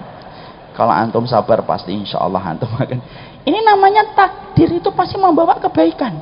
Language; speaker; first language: Indonesian; native; Indonesian